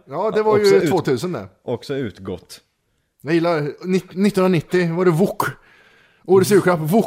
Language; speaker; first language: Swedish; native; Swedish